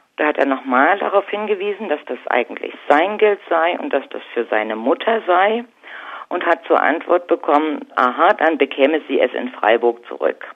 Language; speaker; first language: German; native; German